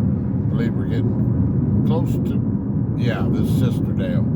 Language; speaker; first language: English; native; English